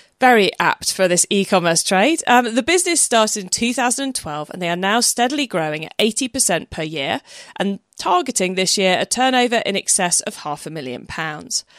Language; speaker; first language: English; native; English